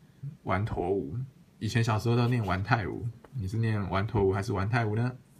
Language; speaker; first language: Chinese; native; Chinese